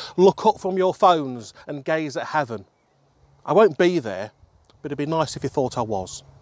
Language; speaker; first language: English; native; English